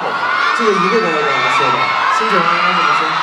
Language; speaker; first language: Chinese; native; Chinese